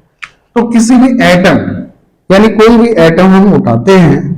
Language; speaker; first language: Hindi; native; Hindi